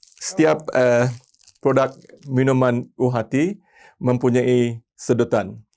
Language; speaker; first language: Malay; non-native, local second language; Tamil